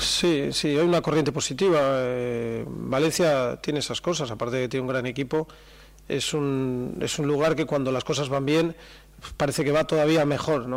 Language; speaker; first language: Spanish; native; Spanish